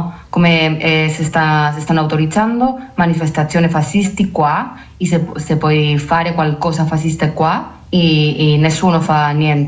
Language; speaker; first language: Italian; non-native, learner; Spanish